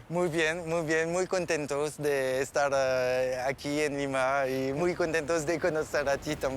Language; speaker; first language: Spanish; non-native, learner; French